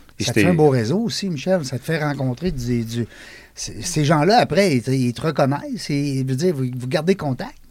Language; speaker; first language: French; native; French